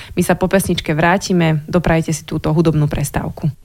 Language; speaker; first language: Slovak; native; Slovak